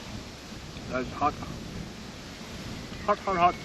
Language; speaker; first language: English; non-native, fluent; Danish